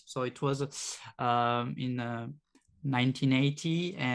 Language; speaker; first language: English; non-native, learner; French